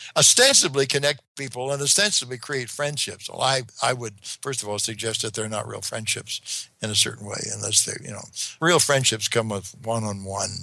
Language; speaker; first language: English; native; English